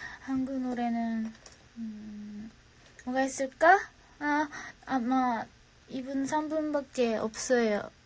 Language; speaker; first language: Korean; non-native, fluent; Japanese